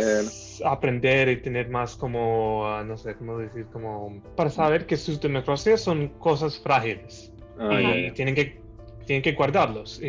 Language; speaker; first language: Spanish; early bilingual, heritage; Spanish